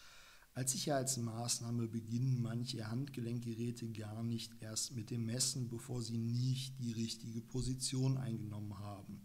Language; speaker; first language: German; native; German